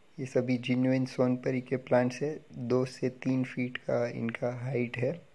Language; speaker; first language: Hindi; non-native, local second language; Gujarati